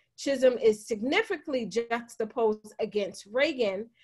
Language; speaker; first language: English; native; English